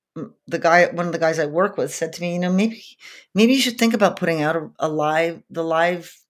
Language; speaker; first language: English; native; English